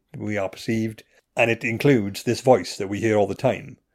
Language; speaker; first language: English; native; English